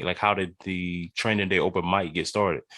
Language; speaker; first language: English; native; English